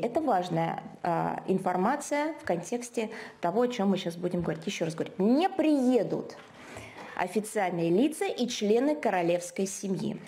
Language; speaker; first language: Russian; native; Russian